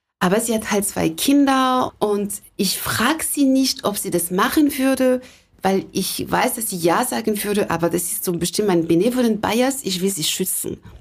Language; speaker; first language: German; non-native, fluent; French